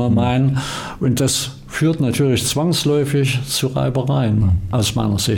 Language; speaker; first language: German; native; German